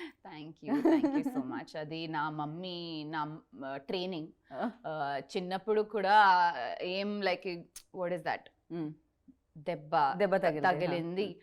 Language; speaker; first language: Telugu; non-native, learner; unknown